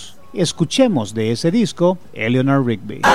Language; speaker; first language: Spanish; native; Spanish